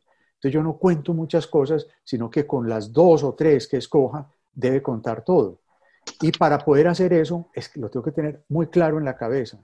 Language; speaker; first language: Spanish; native; Spanish